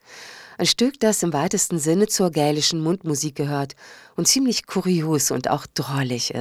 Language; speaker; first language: German; native; German